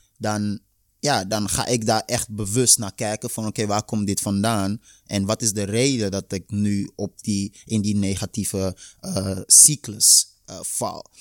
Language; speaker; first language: Dutch; early bilingual, other home language; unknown